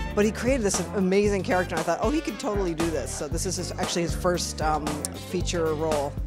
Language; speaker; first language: English; native; English